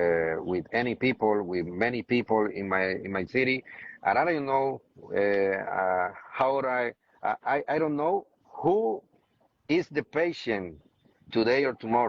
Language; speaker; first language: English; non-native, learner; Spanish